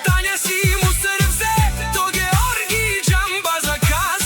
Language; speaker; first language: Bulgarian; non-native, local second language; Romany